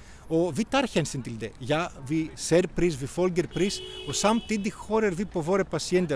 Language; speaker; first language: Norwegian; non-native, fluent; Greek